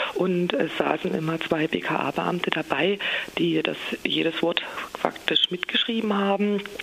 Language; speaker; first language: German; native; German